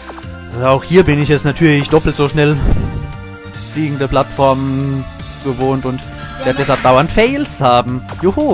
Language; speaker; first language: German; native; German